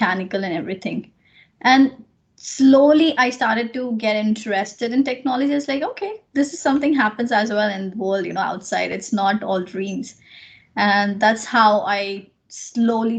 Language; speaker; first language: English; non-native, local second language; Marathi